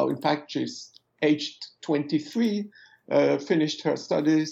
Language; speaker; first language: English; non-native, fluent; French